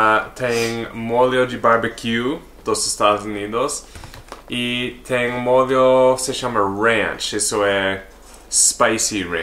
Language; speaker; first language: Portuguese; non-native, fluent; English